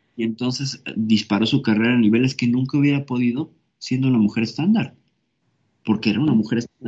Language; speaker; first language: Spanish; native; Spanish